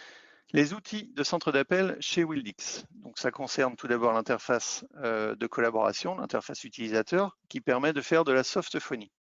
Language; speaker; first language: French; native; French